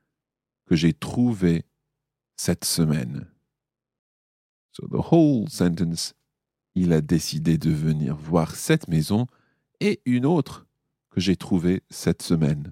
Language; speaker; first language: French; non-native, fluent; English